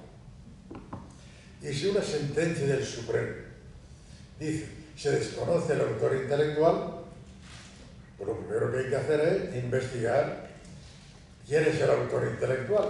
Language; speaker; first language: Spanish; native; Spanish